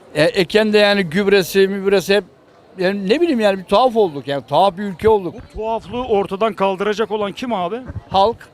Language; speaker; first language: Turkish; native; Turkish